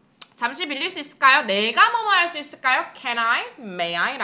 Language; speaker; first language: Korean; native; Korean